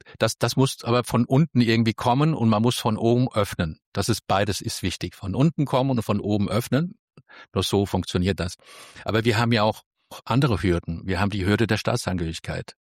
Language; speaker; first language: German; early bilingual, other home language; Spanish